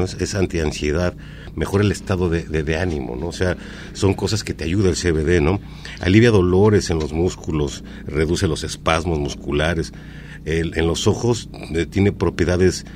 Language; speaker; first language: Spanish; native; Spanish